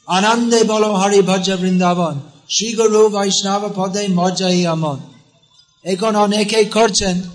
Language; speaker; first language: Bangla; non-native, fluent; English